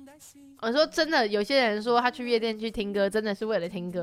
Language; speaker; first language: Chinese; native; Chinese